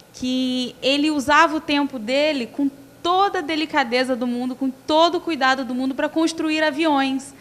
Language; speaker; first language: Portuguese; native; Portuguese